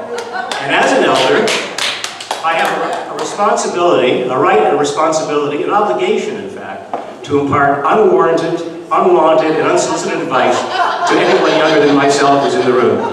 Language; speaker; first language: English; native; English